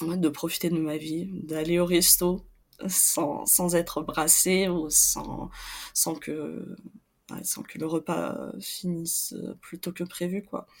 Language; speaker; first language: French; non-native, fluent; Portuguese